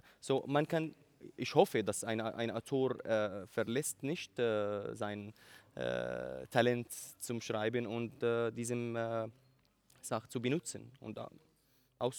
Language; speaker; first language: German; non-native, learner; Arabic